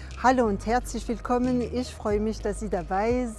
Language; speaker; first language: German; non-native, fluent; French